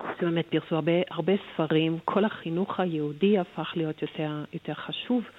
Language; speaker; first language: Hebrew; non-native, fluent; German